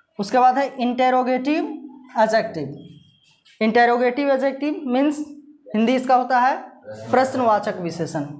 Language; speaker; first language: Hindi; native; Hindi